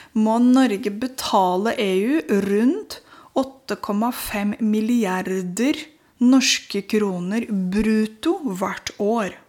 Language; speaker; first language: Norwegian; non-native, fluent; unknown